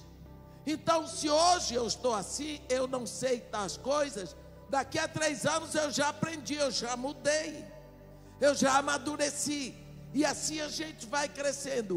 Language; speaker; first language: Portuguese; native; Portuguese